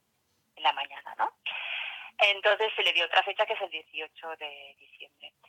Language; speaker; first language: Spanish; native; Spanish